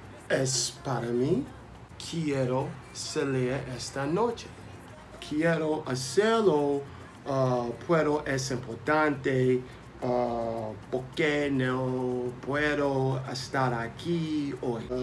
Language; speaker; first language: Spanish; non-native, learner; English